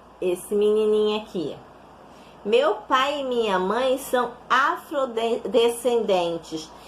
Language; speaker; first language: Portuguese; native; Portuguese